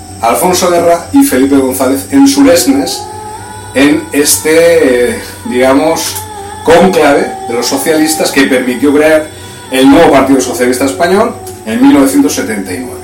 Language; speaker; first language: Spanish; native; Spanish